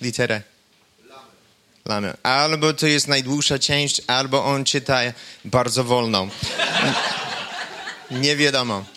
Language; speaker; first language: Polish; non-native, fluent; English